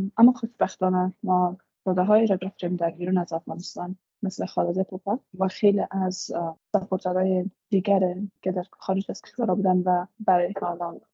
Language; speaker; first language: Persian; native; Persian